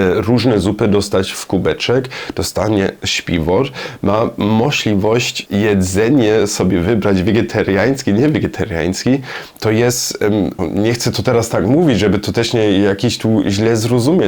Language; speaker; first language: Polish; non-native, learner; German